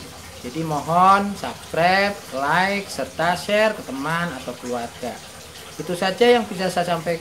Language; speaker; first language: Indonesian; native; Indonesian